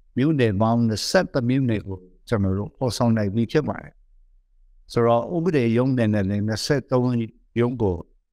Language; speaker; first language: Burmese; non-native, local second language; Kachin